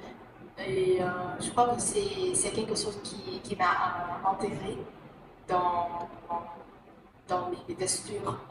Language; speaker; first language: French; non-native, fluent; Vietnamese